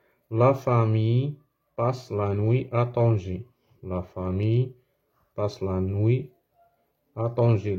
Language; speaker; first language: French; non-native, fluent; Arabic